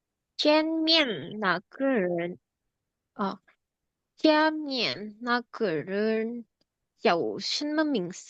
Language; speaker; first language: Chinese; non-native, learner; Indonesian